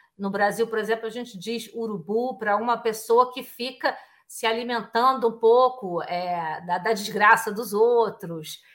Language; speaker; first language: Portuguese; native; Portuguese